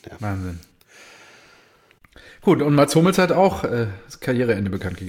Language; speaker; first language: German; native; German